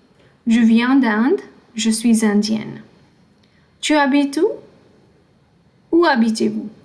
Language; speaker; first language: French; non-native, fluent; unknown